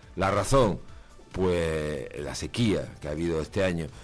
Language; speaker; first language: Spanish; native; Spanish